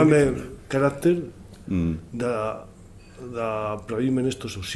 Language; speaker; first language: Macedonian; non-native, learner; Spanish